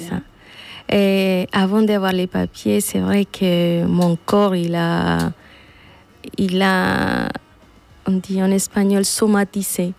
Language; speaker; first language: French; non-native, fluent; Spanish